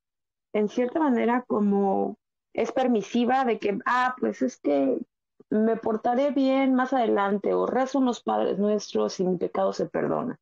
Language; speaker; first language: Spanish; native; Spanish